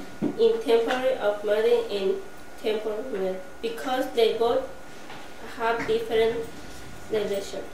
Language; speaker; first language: English; non-native, learner; Spanish